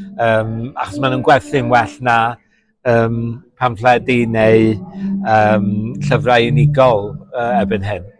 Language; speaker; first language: Welsh; native; Welsh